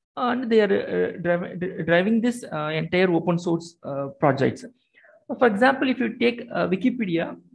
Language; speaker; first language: English; non-native, local second language; Tamil